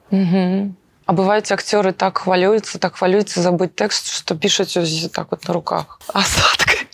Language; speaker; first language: Belarusian; native; Belarusian